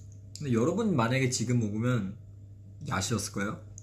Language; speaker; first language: Korean; non-native, fluent; Chinese